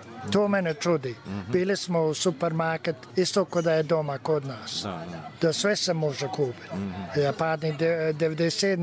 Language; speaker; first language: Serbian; early bilingual, heritage; Serbian